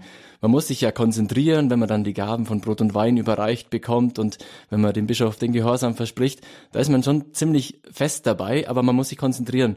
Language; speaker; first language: German; native; German